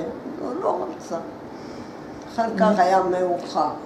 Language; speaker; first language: Hebrew; early bilingual, other home language; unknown